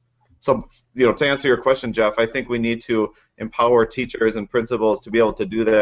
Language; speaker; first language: English; native; English